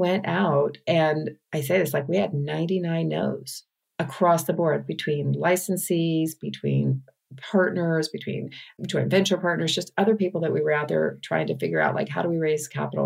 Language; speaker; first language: English; native; English